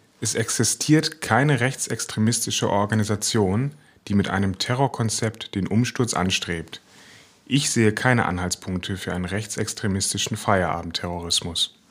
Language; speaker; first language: German; native; German